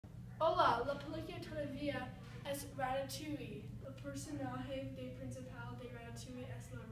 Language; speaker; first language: Spanish; non-native, learner; English